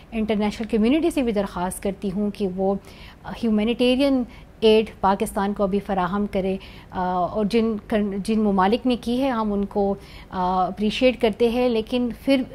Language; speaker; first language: Urdu; non-native, local second language; Pashto